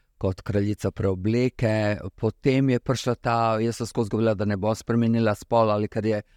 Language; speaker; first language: Slovenian; early bilingual, other home language; Serbian